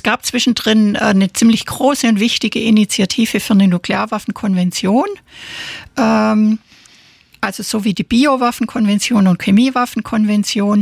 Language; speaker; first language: German; native; German